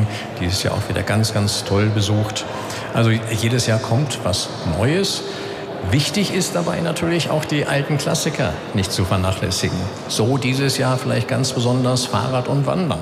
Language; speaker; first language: German; native; German